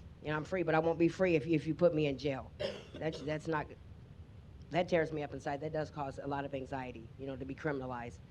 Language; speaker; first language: English; native; English